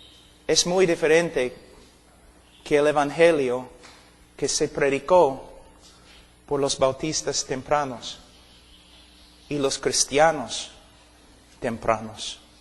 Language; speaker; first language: Spanish; non-native, fluent; English